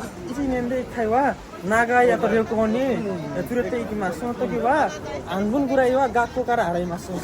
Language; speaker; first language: Japanese; non-native, learner; Nepali